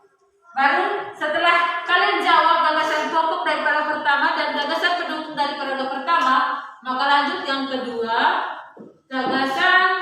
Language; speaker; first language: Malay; non-native, local second language; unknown